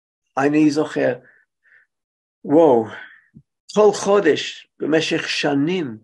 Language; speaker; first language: Hebrew; non-native, fluent; English